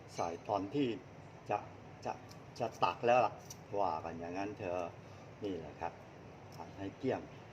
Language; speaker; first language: Thai; non-native, fluent; Chinese